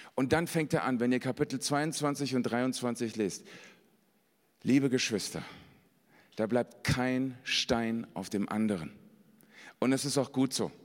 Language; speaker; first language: German; native; German